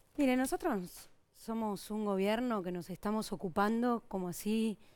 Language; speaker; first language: Spanish; native; Spanish